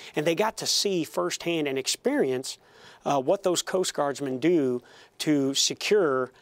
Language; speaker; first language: English; native; English